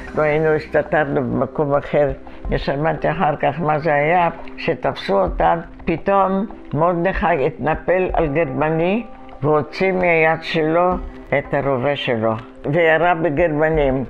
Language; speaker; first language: Hebrew; non-native, fluent; Polish